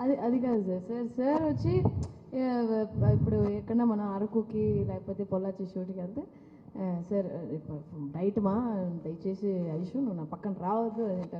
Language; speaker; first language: Telugu; early bilingual, heritage; Telugu